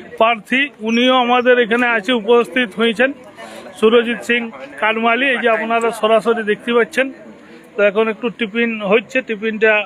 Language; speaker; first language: Bangla; native; Bangla